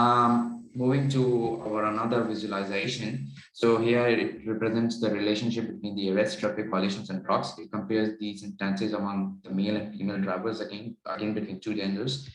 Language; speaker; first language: English; non-native, local second language; Urdu